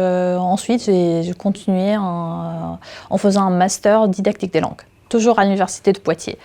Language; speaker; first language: French; non-native, fluent; Arabic